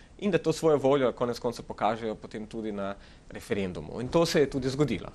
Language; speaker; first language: Slovenian; early bilingual, other home language; Macedonian